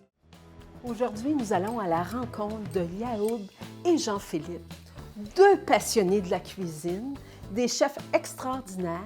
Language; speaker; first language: French; native; French